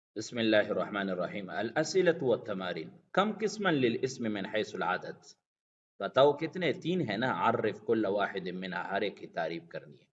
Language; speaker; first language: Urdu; non-native, local second language; Pashto